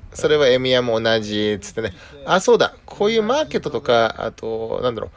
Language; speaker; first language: Japanese; native; Japanese